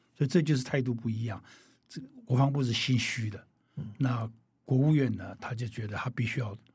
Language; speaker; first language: Chinese; native; Chinese